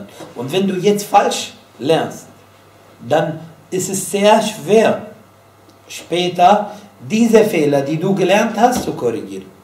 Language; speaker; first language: German; non-native, fluent; Arabic